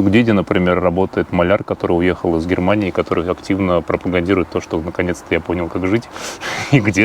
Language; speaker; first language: Russian; native; Russian